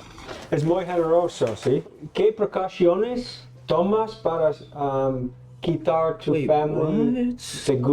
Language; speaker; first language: Spanish; non-native, learner; English